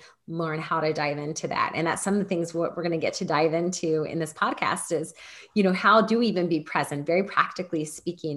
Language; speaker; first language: English; native; English